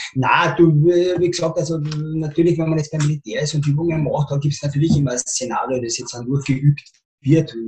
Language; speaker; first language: German; native; German